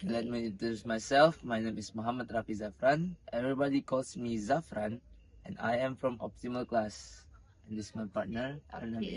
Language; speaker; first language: English; non-native, learner; Indonesian